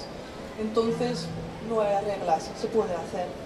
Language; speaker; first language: Spanish; non-native, fluent; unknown